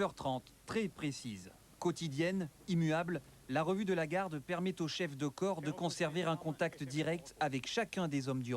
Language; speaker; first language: French; native; French